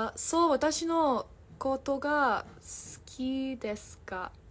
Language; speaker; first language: Japanese; non-native, learner; English